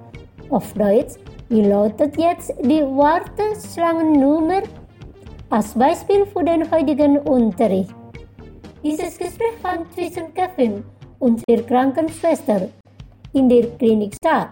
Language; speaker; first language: German; non-native, fluent; Indonesian